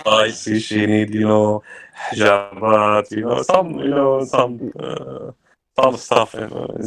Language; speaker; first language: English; non-native, learner; Arabic